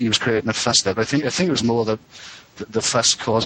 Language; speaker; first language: English; native; English